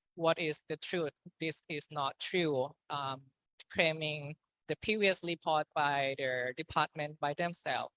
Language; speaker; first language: English; non-native, fluent; Thai